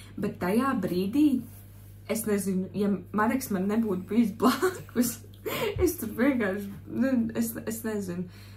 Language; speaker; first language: Latvian; native; Latvian